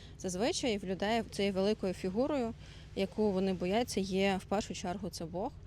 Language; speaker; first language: Ukrainian; non-native, local second language; Russian